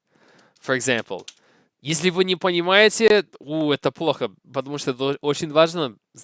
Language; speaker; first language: Russian; non-native, learner; English